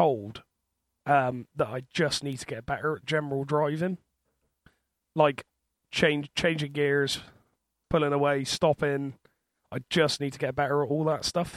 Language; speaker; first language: English; native; English